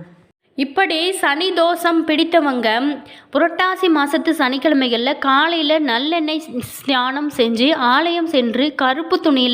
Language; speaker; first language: Tamil; native; Tamil